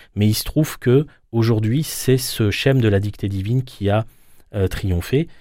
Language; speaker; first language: French; native; French